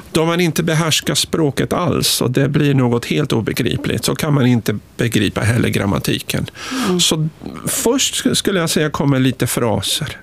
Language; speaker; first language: Swedish; non-native, fluent; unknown